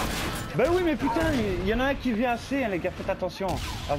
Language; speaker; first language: French; native; French